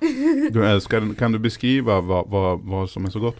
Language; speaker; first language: Swedish; native; Swedish